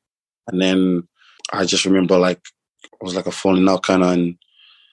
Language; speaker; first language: English; non-native, local second language; Samoan